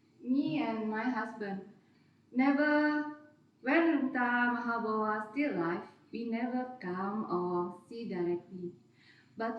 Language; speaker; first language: English; non-native, learner; Indonesian